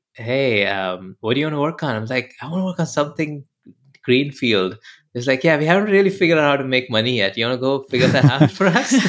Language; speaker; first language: English; non-native, local second language; Hindi